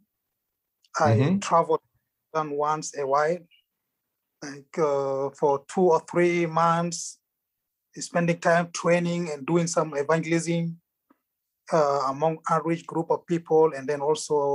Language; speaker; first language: English; non-native, fluent; Arabic